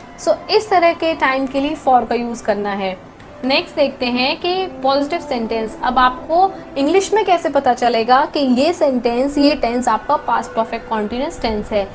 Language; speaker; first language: Hindi; native; Hindi